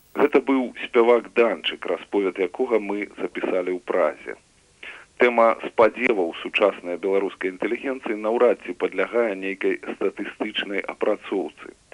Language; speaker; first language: Belarusian; native; Belarusian